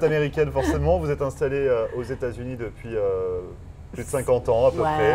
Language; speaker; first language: French; native; French